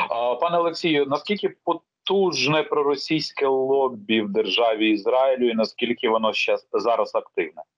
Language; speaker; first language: Ukrainian; native; Ukrainian